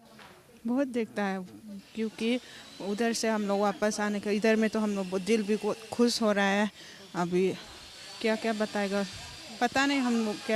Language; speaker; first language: Hindi; non-native, local second language; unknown